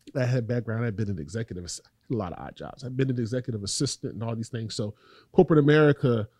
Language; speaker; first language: English; native; English